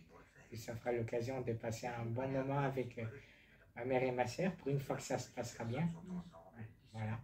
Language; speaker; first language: French; native; French